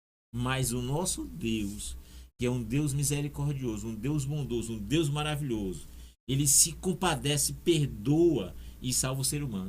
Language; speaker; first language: Portuguese; native; Portuguese